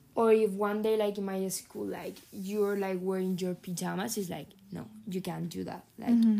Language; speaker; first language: English; non-native, fluent; Spanish